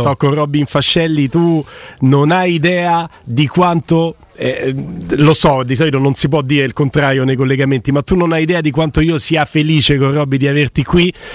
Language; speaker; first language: Italian; native; Italian